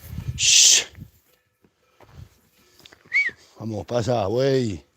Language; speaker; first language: Spanish; native; Spanish